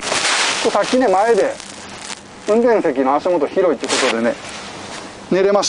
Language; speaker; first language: Japanese; native; Japanese